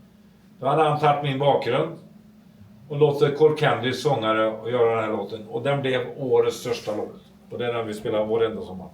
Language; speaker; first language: Swedish; native; Swedish